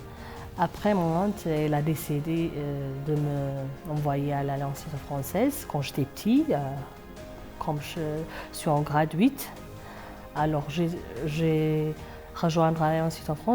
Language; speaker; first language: French; non-native, fluent; Amharic